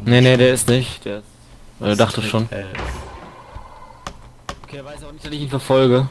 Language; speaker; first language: German; native; German